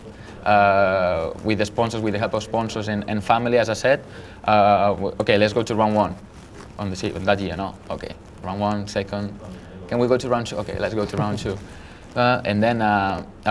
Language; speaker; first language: English; non-native, fluent; Spanish